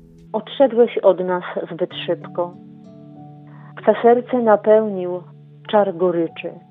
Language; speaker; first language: Polish; native; Polish